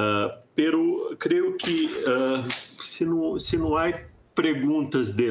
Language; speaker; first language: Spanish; non-native, fluent; Portuguese